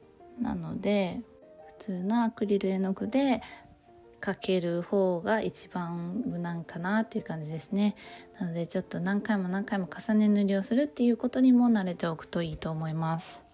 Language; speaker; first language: Japanese; native; Japanese